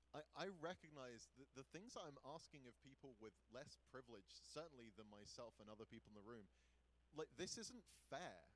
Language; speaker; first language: English; native; English